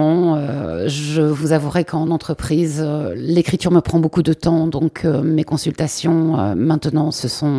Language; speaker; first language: French; native; French